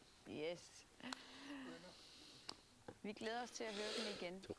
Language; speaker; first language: Danish; non-native, local second language; Kalaallisut